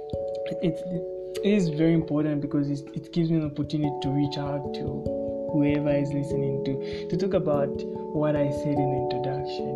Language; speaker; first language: English; non-native, local second language; Bemba